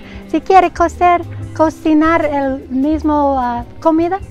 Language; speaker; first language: Spanish; non-native, learner; English